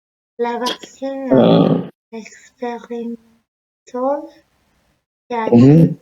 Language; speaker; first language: French; non-native, learner; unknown